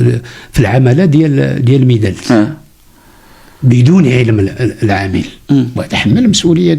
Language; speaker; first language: Arabic; native; Arabic